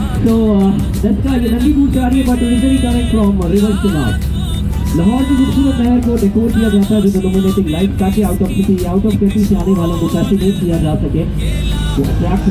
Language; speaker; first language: Hindi; native; Hindi